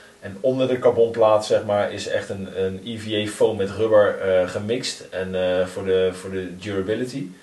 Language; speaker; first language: Dutch; native; Dutch